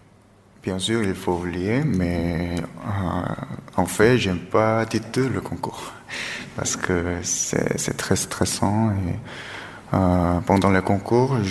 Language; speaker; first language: French; non-native, fluent; Korean